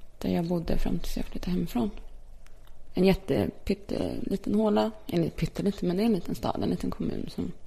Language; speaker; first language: Swedish; early bilingual, other home language; Polish